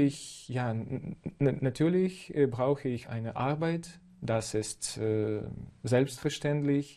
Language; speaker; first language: German; non-native, fluent; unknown